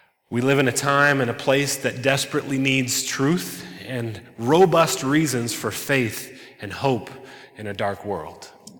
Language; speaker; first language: English; native; English